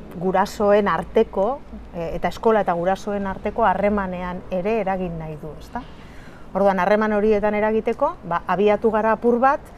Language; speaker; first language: Basque; native; Basque